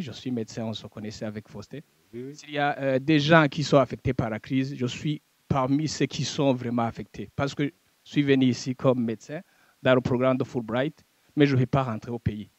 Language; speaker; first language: French; non-native, local second language; Rundi